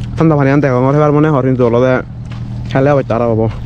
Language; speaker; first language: Hindi; non-native, learner; Chakma